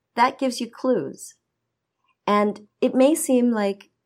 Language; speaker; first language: English; native; English